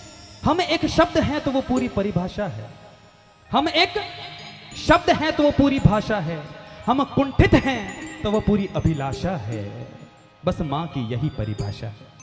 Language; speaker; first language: Hindi; native; Hindi